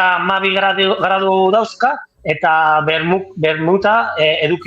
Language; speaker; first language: Basque; non-native, local second language; Spanish